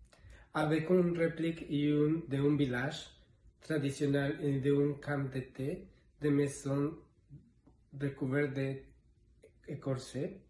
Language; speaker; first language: French; non-native, learner; Spanish